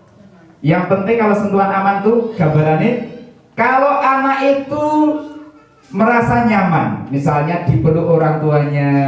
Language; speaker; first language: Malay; non-native, local second language; Javanese